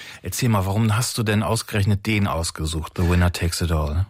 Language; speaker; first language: German; native; German